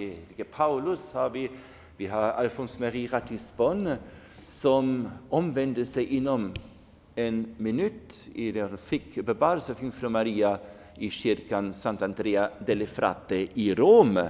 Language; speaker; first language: Swedish; non-native, fluent; German